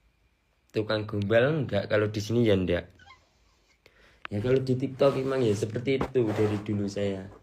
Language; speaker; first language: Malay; non-native, local second language; Javanese